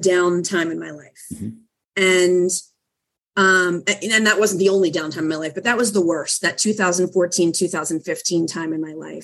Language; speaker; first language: English; native; English